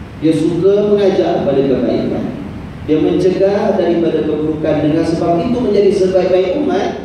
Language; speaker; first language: Malay; native; Malay